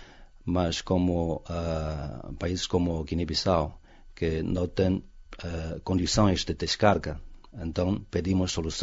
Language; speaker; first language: Portuguese; non-native, fluent; Chinese